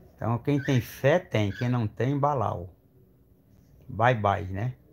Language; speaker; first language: Portuguese; native; Portuguese